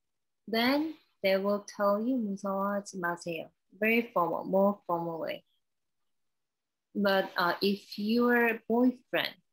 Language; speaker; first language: English; non-native, learner; Korean